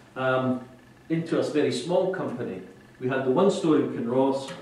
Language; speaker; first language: English; native; English